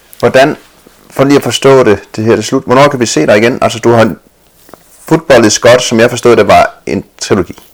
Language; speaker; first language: Danish; native; Danish